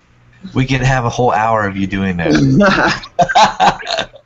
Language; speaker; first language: English; native; English